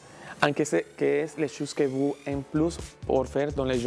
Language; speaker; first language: French; non-native, learner; Spanish